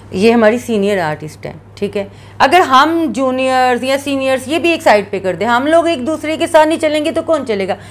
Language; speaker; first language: Urdu; non-native, local second language; Punjabi